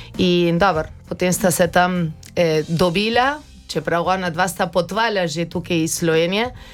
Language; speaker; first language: Slovenian; early bilingual, heritage; Slovenian